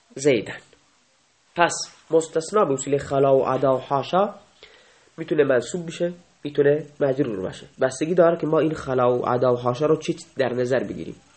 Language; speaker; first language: Persian; native; Persian